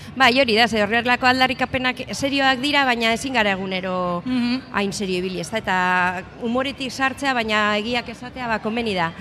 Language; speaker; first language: Basque; native; Basque